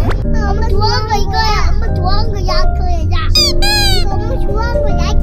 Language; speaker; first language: Korean; early bilingual, heritage; Korean